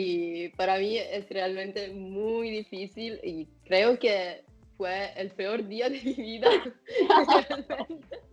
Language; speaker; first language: Spanish; non-native, fluent; Italian